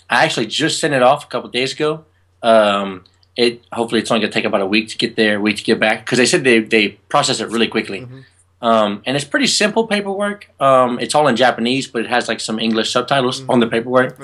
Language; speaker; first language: English; native; English